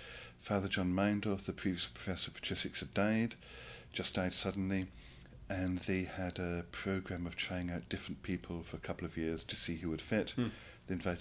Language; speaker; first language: English; native; English